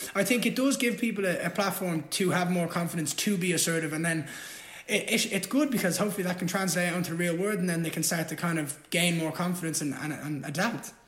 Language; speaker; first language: English; native; English